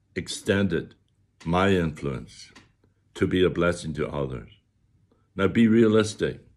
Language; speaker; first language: English; native; English